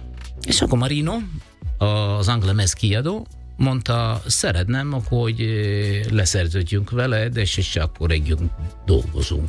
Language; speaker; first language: Hungarian; non-native, learner; Italian